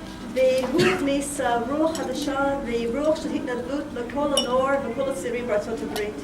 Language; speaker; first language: Hebrew; non-native, fluent; English